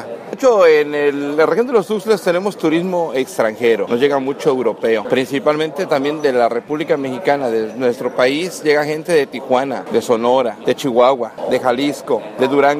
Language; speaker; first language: Spanish; native; Spanish